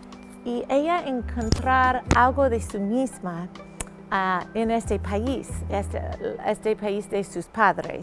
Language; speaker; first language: Spanish; non-native, fluent; English